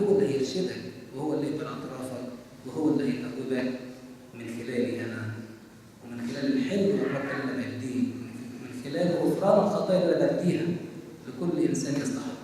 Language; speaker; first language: Arabic; native; Arabic